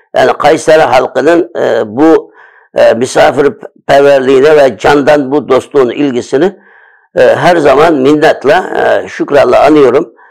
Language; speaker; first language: Turkish; early bilingual, other home language; Uyghur